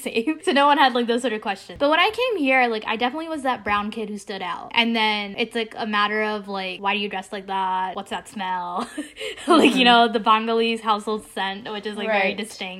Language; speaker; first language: English; early bilingual, other home language; Bangla